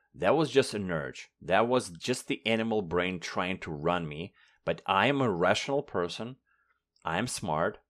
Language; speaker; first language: English; non-native, fluent; Russian